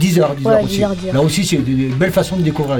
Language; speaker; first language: French; native; French